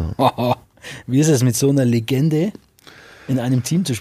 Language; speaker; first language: German; native; German